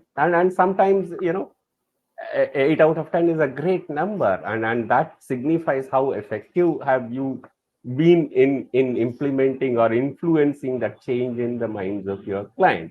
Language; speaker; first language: English; non-native, local second language; Tamil